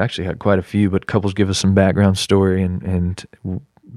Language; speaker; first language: English; native; English